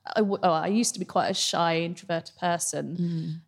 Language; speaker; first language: English; native; English